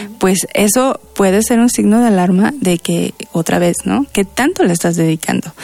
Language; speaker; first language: Spanish; native; Spanish